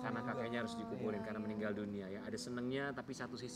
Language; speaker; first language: Indonesian; native; Indonesian